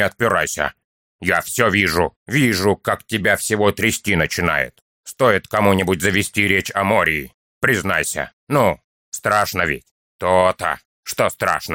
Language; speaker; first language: Russian; native; Russian